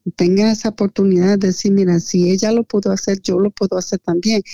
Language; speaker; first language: Spanish; early bilingual, heritage; Spanish